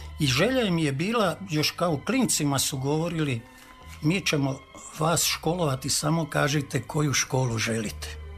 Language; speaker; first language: Serbian; native; Serbian